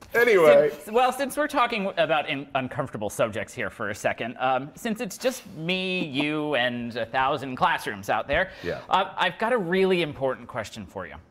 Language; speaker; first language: English; native; English